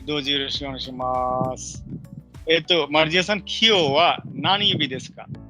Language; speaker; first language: Japanese; non-native, fluent; Bangla